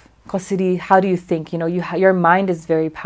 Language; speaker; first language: Nepali; early bilingual, heritage; English